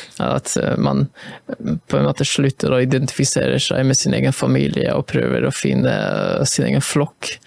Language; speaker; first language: Norwegian; non-native, fluent; Polish